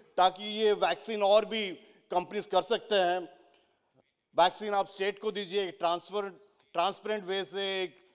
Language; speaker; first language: Hindi; non-native, local second language; Odia